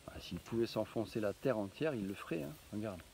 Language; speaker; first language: French; native; French